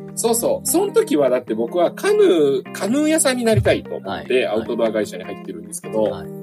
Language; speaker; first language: Japanese; native; Japanese